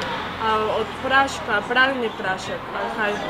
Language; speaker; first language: Slovenian; non-native, fluent; Spanish